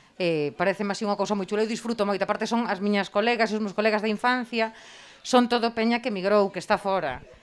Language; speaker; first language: Galician; native; Galician